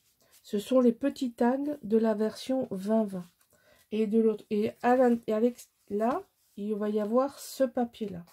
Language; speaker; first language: French; native; French